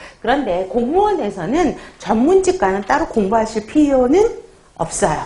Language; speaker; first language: Korean; native; Korean